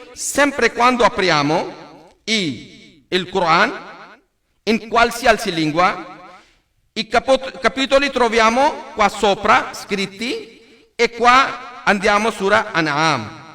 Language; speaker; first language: Italian; non-native, learner; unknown